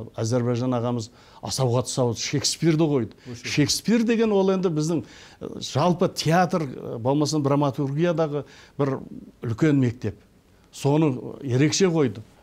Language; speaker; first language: Kazakh; early bilingual, heritage; Kazakh